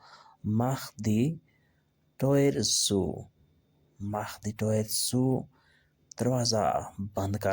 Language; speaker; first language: German; non-native, learner; Urdu